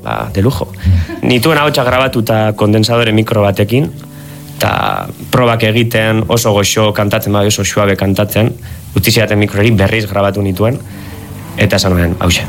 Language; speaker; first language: Basque; native; Basque